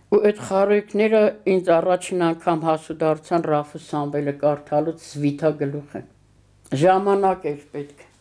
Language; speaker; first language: Armenian; native; Armenian